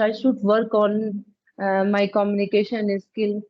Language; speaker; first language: English; non-native, learner; Punjabi